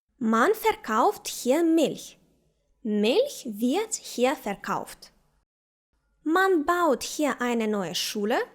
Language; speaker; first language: German; non-native, fluent; Ukrainian